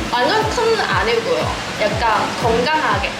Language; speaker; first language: Korean; non-native, learner; Vietnamese